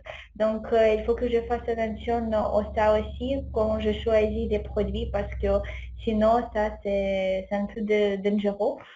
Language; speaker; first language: French; non-native, fluent; Ukrainian